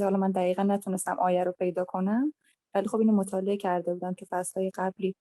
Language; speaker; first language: Persian; native; Persian